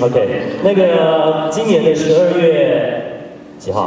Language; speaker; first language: Chinese; native; Chinese